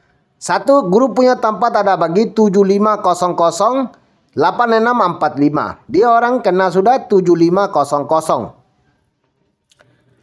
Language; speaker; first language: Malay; non-native, learner; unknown